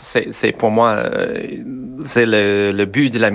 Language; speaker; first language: French; non-native, fluent; English